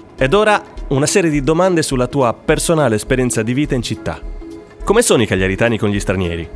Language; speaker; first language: Italian; native; Italian